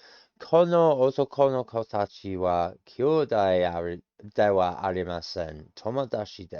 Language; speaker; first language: Japanese; non-native, learner; English